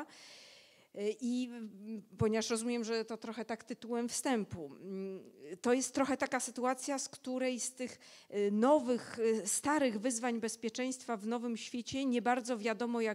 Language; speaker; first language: Polish; native; Polish